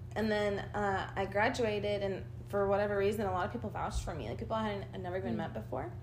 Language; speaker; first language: English; early bilingual, other home language; Spanish